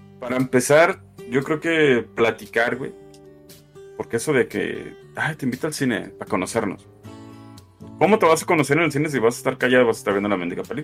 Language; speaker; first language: Spanish; native; Spanish